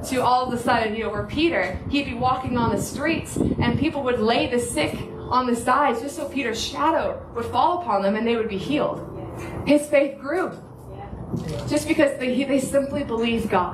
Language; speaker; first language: English; native; English